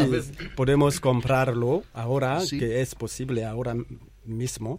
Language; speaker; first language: Spanish; non-native, fluent; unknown